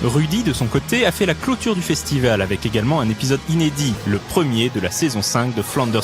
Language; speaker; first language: French; native; French